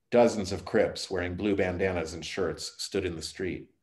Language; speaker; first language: English; native; English